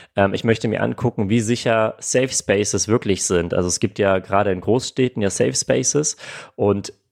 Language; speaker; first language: German; early bilingual, other home language; Armenian